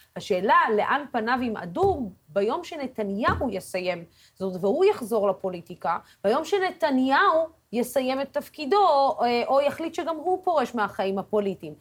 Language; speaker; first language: Hebrew; non-native, local second language; Arabic